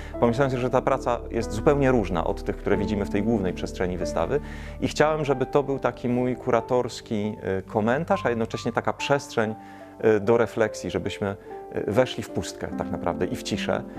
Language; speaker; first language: Polish; native; Polish